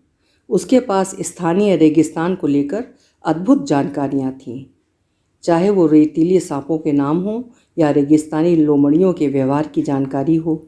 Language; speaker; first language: Hindi; native; Hindi